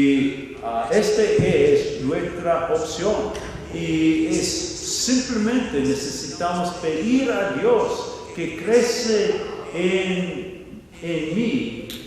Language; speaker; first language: Spanish; non-native, fluent; English